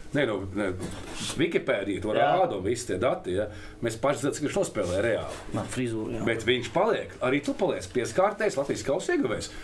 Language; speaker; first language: Latvian; non-native, local second language; Russian